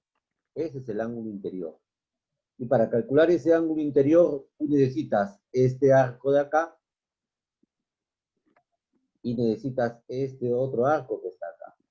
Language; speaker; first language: Spanish; native; Spanish